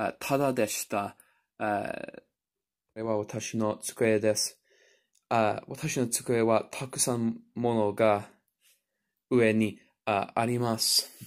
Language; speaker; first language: Japanese; non-native, learner; English